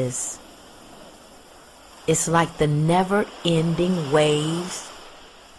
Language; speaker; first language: English; native; English